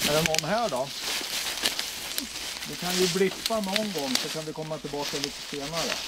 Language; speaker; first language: Swedish; native; Swedish